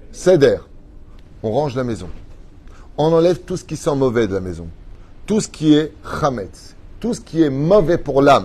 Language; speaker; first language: French; native; French